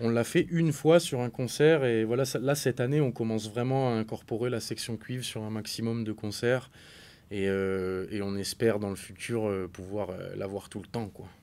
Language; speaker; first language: French; native; French